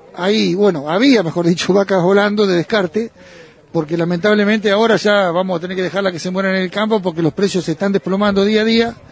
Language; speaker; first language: Spanish; native; Spanish